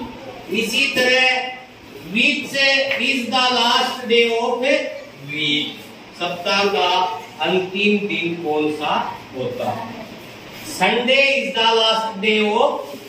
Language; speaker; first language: Hindi; native; Hindi